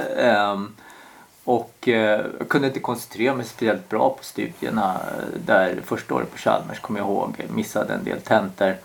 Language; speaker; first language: Swedish; early bilingual, other home language; Korean